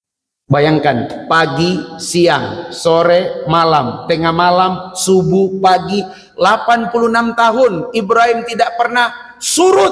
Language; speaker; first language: Indonesian; native; Indonesian